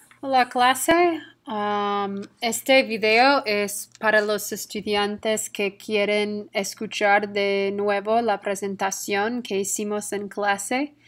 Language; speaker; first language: Spanish; non-native, fluent; English